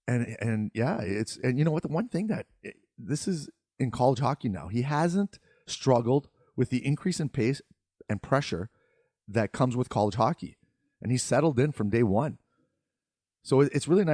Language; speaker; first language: English; native; English